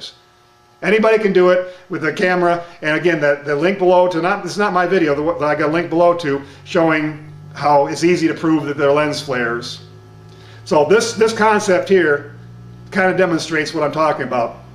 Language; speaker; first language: English; native; English